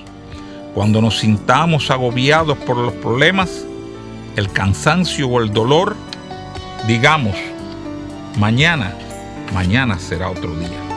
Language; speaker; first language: Spanish; native; Spanish